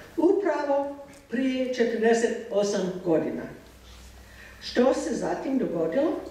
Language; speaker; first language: Croatian; non-native, fluent; English